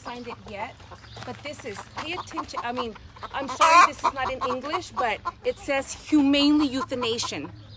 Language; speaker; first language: English; early bilingual, other home language; Spanish